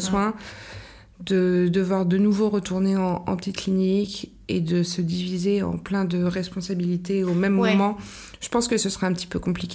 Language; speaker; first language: French; native; French